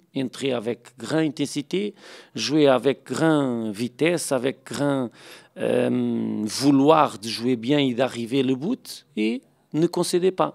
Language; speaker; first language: French; non-native, fluent; Portuguese